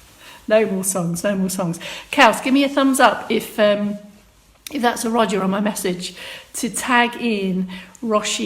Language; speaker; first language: English; native; English